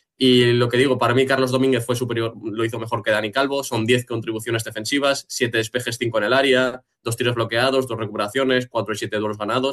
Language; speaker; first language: Spanish; native; Spanish